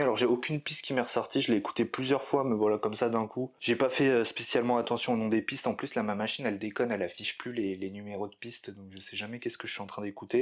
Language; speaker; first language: French; native; French